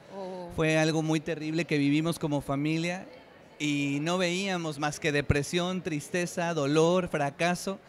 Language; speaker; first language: Spanish; native; Spanish